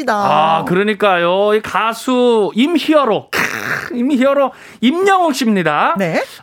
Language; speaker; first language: Korean; native; Korean